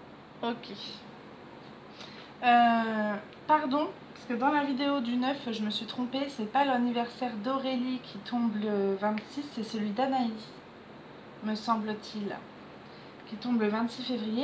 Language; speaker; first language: French; native; French